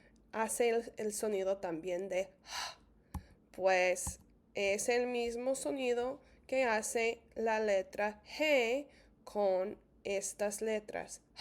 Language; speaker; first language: Spanish; non-native, fluent; English